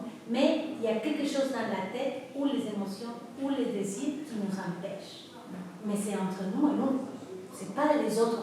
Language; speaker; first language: French; non-native, fluent; Spanish